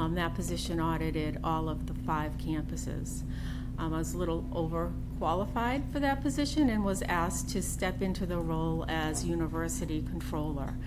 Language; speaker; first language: English; native; English